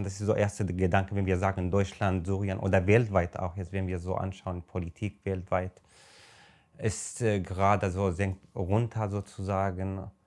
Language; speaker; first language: German; non-native, fluent; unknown